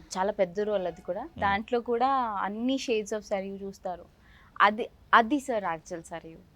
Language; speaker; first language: Telugu; native; Telugu